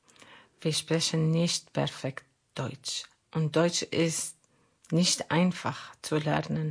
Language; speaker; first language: German; non-native, learner; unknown